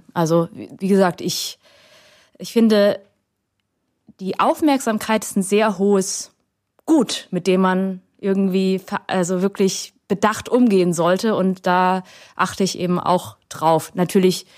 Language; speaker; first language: German; early bilingual, other home language; Vietnamese